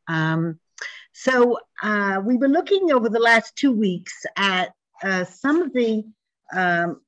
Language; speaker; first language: English; native; English